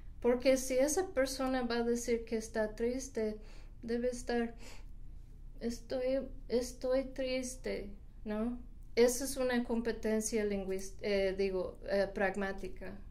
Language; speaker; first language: Spanish; non-native, fluent; English